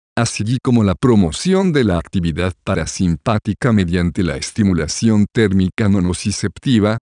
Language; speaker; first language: Spanish; native; Spanish